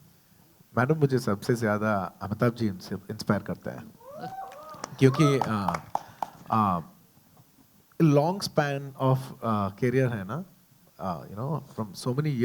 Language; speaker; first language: Hindi; non-native, local second language; Telugu